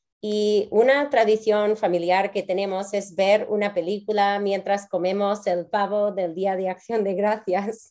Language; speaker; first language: Spanish; non-native, fluent; English